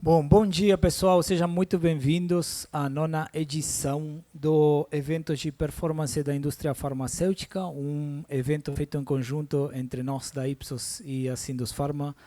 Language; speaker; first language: Portuguese; non-native, fluent; Spanish